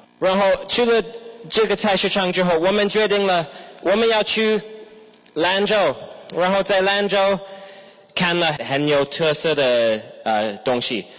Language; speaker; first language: Chinese; non-native, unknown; English